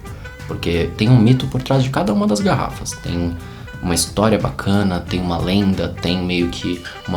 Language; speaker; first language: Portuguese; native; Portuguese